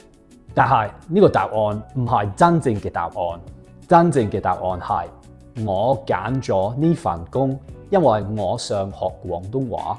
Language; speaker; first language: Cantonese; non-native, fluent; English